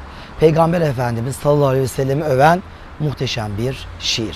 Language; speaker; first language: Turkish; native; Turkish